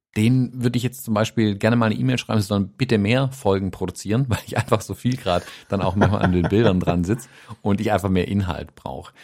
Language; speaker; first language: German; non-native, fluent; English